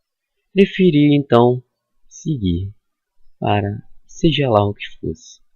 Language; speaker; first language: Portuguese; native; Portuguese